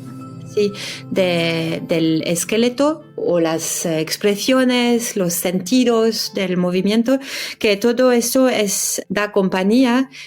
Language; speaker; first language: Spanish; non-native, fluent; French